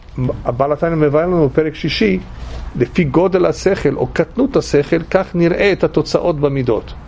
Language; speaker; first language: Hebrew; non-native, fluent; English